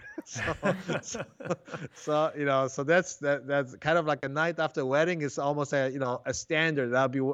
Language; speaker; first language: English; non-native, fluent; Polish